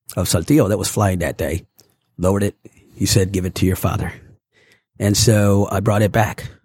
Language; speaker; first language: English; early bilingual, other home language; Spanish